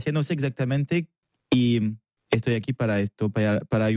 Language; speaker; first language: Spanish; non-native, learner; French